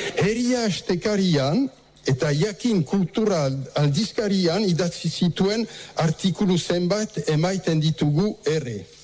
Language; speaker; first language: Basque; native; Basque